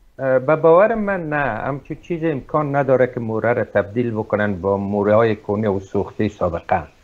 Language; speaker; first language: Persian; native; Persian